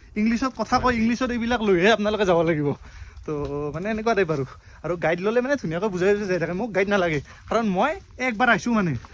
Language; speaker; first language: Assamese; native; Assamese